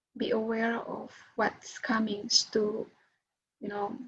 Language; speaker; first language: English; non-native, fluent; Indonesian